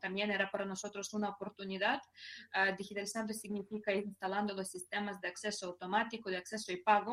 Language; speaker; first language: Spanish; non-native, fluent; Russian